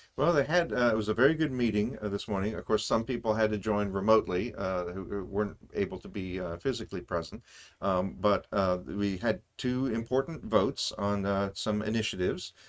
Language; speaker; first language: English; native; English